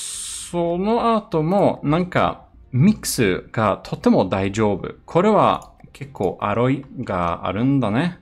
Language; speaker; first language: Japanese; non-native, learner; Swedish